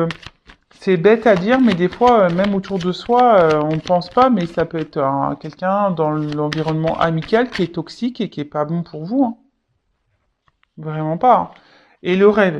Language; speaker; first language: French; native; French